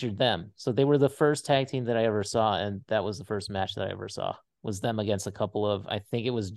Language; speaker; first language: English; native; English